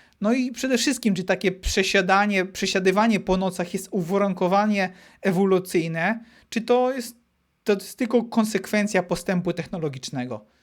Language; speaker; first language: Polish; native; Polish